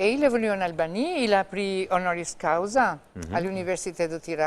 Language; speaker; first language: French; non-native, fluent; Albanian